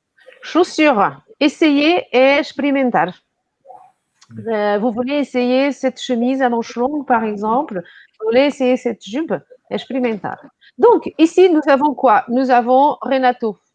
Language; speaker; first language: French; non-native, fluent; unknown